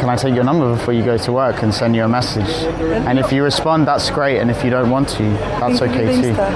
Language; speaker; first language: English; native; English